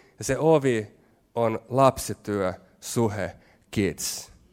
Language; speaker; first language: Finnish; native; Finnish